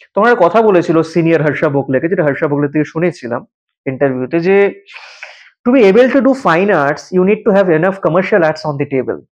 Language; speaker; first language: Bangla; native; Bangla